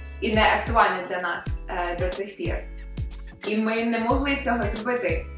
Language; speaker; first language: Ukrainian; early bilingual, other home language; English